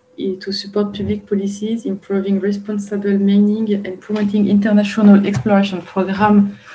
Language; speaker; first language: English; non-native, fluent; French